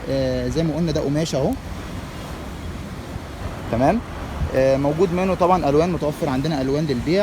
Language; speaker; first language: Arabic; native; Arabic